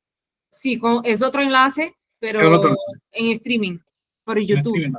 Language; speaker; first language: Spanish; non-native, fluent; Portuguese